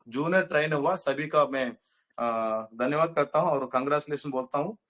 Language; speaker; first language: Hindi; non-native, local second language; Telugu